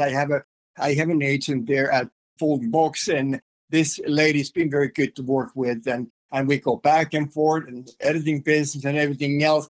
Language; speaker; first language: English; non-native, fluent; Finnish